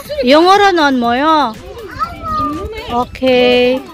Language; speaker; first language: Korean; non-native, learner; Filipino